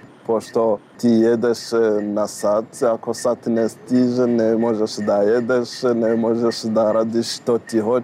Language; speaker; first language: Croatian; non-native, learner; Rundi